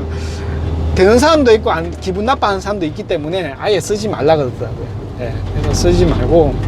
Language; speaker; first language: Korean; native; Korean